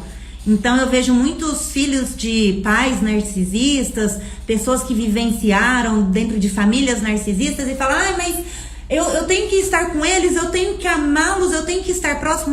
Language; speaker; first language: Portuguese; native; Portuguese